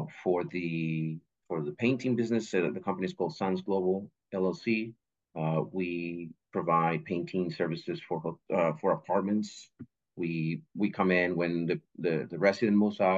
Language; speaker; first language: English; non-native, fluent; Spanish